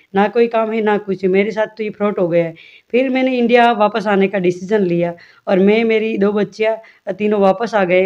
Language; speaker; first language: Hindi; non-native, local second language; Gujarati